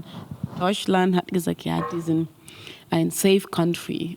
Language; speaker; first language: German; non-native, learner; Mandingo